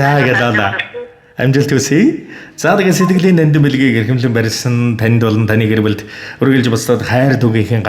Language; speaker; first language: Mongolian; native; Mongolian